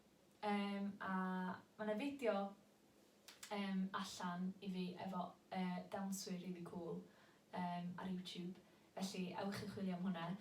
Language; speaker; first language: Welsh; native; Welsh